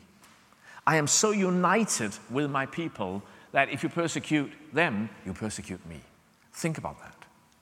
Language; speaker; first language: English; non-native, fluent; Danish